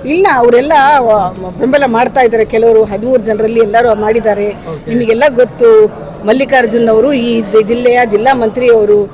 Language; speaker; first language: Kannada; non-native, local second language; Urdu